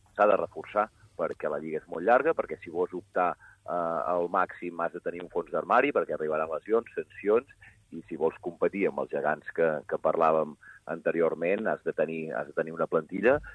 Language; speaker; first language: Catalan; native; Catalan